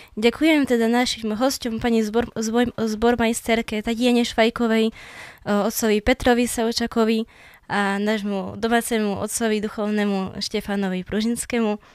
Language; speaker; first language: Slovak; native; Slovak